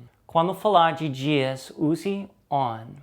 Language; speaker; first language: Portuguese; non-native, fluent; English